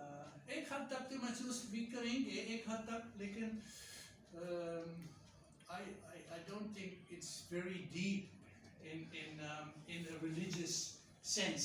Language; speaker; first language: Hindi; non-native, fluent; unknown